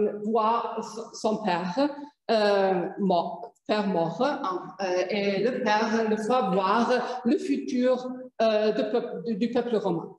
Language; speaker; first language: French; non-native, fluent; German